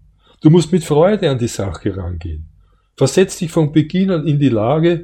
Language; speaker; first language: German; native; German